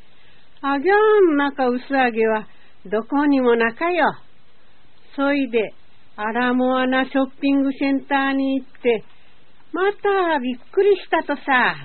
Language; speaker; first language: Japanese; native; Japanese